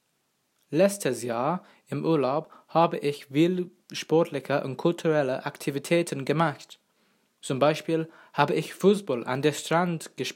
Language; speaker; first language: German; non-native, learner; English